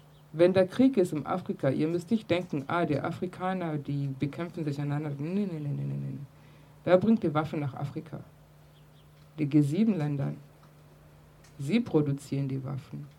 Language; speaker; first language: German; early bilingual, other home language; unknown